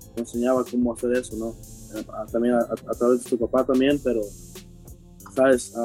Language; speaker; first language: Spanish; early bilingual, heritage; Spanish